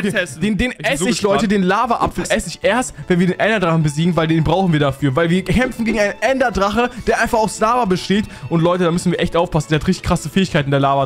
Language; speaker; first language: German; native; German